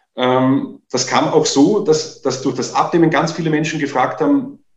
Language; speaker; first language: German; native; German